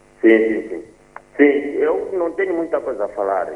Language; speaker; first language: Portuguese; non-native, local second language; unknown